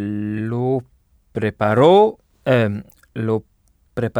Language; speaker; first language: Italian; non-native, learner; French